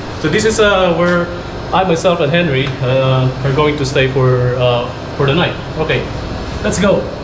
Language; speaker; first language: English; non-native, local second language; Cebuano